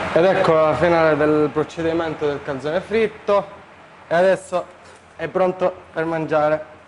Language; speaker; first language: Italian; non-native, fluent; Arabic